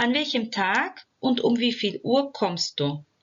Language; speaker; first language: German; non-native, fluent; Turkish